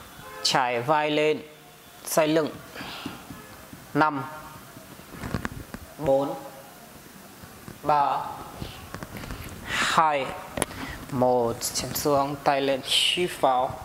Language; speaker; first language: Vietnamese; non-native, learner; Hindi